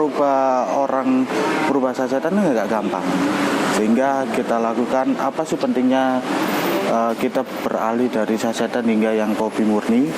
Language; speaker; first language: Indonesian; non-native, local second language; Javanese